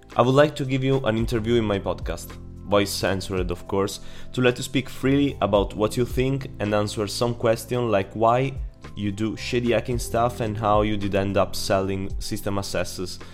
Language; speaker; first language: English; non-native, fluent; Italian